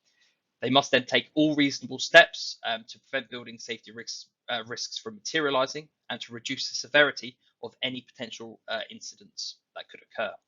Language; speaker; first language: English; native; English